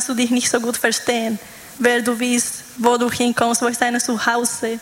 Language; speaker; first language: German; non-native, fluent; Polish